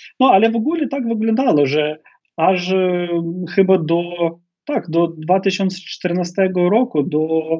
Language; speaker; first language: Polish; non-native, fluent; Ukrainian